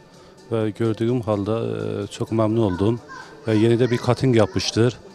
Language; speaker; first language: Turkish; non-native, learner; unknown